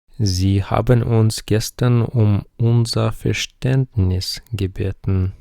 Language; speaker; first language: German; non-native, fluent; Ukrainian